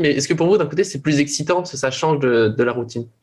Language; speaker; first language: French; native; French